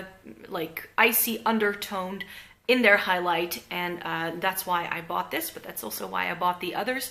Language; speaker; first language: English; non-native, fluent; Dutch